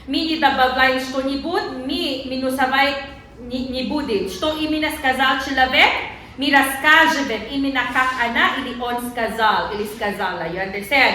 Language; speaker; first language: Russian; non-native, learner; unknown